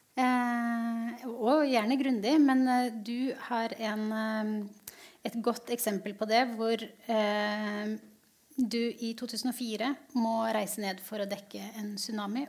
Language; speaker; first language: Norwegian; native; Norwegian